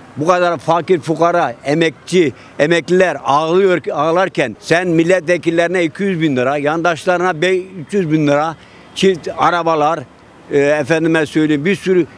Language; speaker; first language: Turkish; native; Turkish